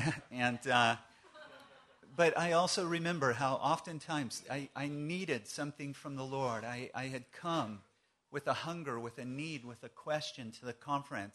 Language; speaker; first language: English; native; English